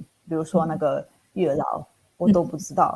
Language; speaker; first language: Chinese; non-native, fluent; Italian